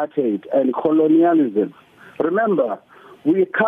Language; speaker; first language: English; non-native, local second language; Zulu